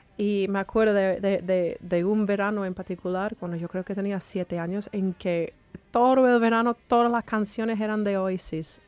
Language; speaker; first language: Spanish; non-native, fluent; English